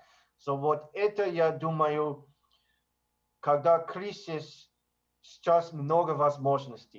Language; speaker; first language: Russian; non-native, learner; English